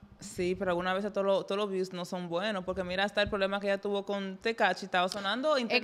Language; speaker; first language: Spanish; native; Spanish